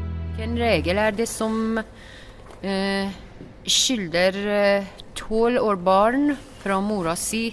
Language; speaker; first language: Norwegian; non-native, learner; Persian